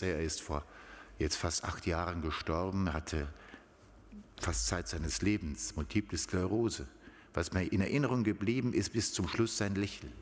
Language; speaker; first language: German; native; German